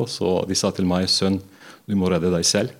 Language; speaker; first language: Norwegian; non-native, fluent; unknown